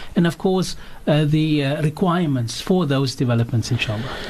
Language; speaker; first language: English; native; English